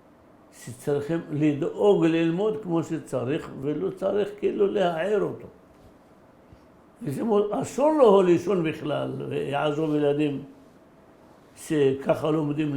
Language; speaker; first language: Hebrew; early bilingual, other home language; Arabic